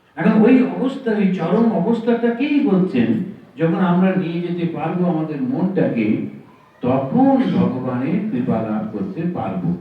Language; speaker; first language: Bangla; native; Bangla